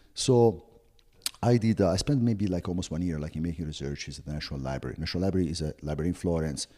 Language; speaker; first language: English; non-native, fluent; Italian